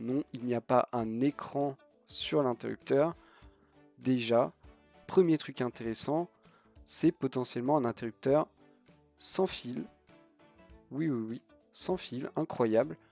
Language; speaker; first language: French; native; French